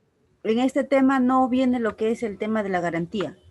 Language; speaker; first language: Spanish; native; Spanish